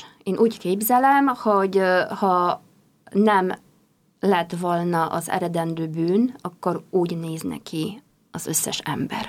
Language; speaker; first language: Hungarian; non-native, fluent; Polish